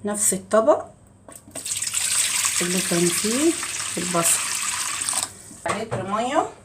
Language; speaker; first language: Arabic; native; Arabic